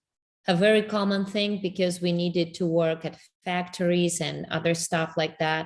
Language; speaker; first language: English; non-native, fluent; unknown